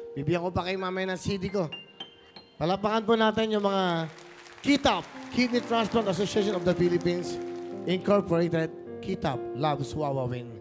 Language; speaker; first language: Filipino; native; Filipino